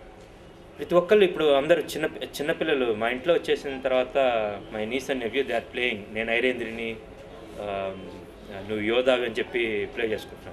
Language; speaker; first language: Telugu; native; Telugu